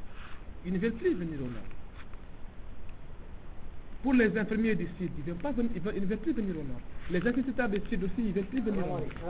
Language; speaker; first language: French; non-native, local second language; Tamasheq